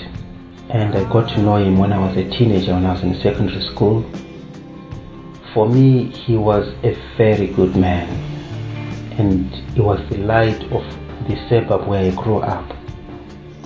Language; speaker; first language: English; non-native, local second language; Shona